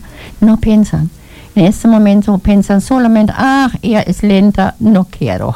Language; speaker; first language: Spanish; non-native, learner; German